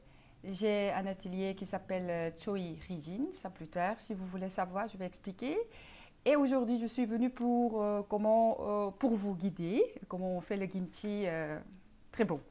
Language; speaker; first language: French; non-native, fluent; Korean